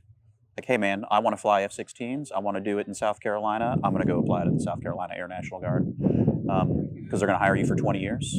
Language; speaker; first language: English; native; English